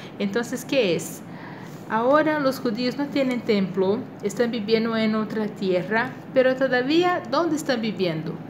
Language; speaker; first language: Spanish; non-native, fluent; Portuguese